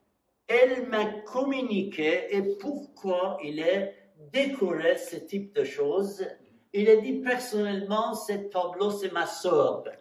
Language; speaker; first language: French; non-native, fluent; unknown